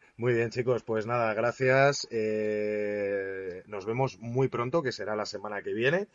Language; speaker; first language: Spanish; native; Spanish